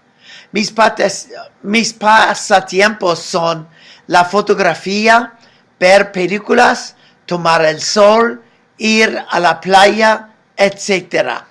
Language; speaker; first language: Spanish; non-native, fluent; English